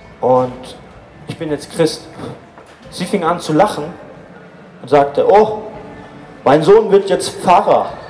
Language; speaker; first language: German; native; German